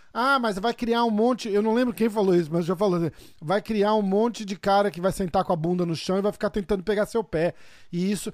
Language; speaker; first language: Portuguese; native; Portuguese